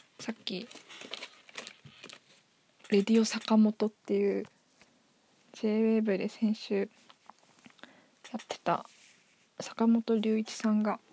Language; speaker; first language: Japanese; native; Japanese